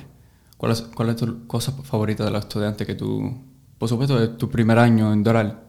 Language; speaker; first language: Spanish; early bilingual, heritage; English